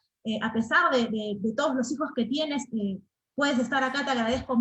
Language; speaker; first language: Spanish; native; Spanish